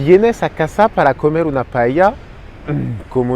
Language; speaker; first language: Spanish; non-native, fluent; French